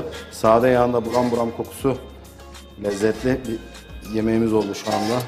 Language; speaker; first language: Turkish; native; Turkish